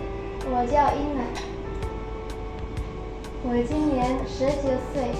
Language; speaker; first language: Chinese; non-native, learner; Indonesian